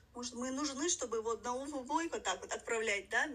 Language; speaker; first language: Russian; non-native, local second language; Chechen